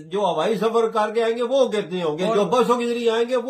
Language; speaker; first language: Hindi; native; Hindi